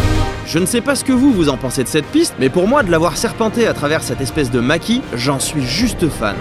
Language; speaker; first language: French; native; French